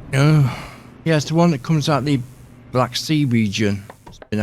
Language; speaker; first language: English; native; English